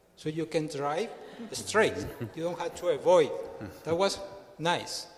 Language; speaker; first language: English; non-native, fluent; Spanish